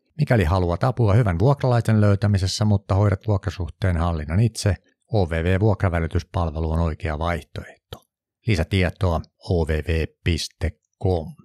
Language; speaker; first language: Finnish; native; Finnish